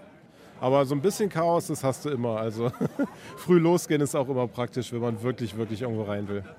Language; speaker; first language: German; native; German